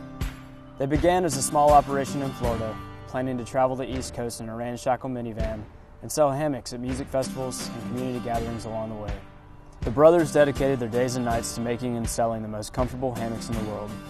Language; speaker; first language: English; native; English